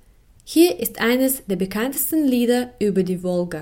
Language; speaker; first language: German; non-native, fluent; Russian